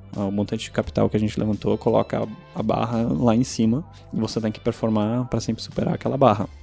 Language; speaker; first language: Portuguese; non-native, fluent; German